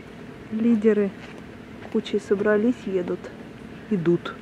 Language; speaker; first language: Russian; native; Russian